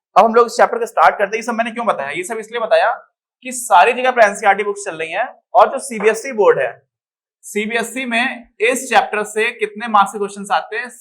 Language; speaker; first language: Hindi; native; Hindi